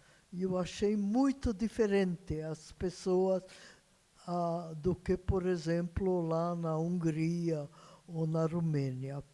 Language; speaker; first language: Portuguese; non-native, fluent; Hungarian